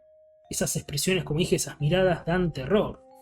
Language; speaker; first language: Spanish; native; Spanish